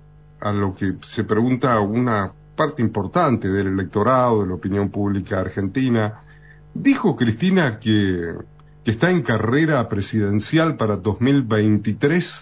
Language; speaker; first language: Spanish; native; Spanish